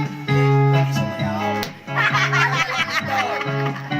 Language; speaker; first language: Filipino; native; Filipino